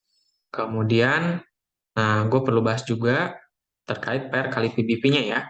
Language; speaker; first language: Indonesian; native; Indonesian